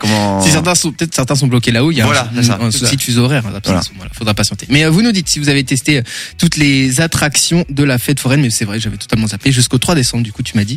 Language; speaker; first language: French; native; French